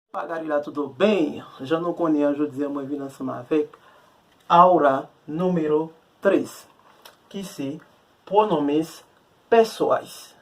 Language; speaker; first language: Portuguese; non-native, learner; Haitian Creole